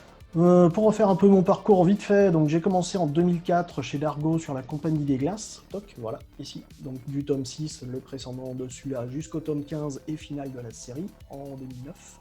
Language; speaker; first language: French; native; French